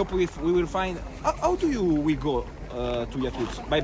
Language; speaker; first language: English; non-native, fluent; Italian